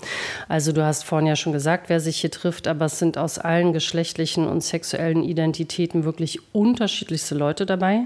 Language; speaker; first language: German; native; German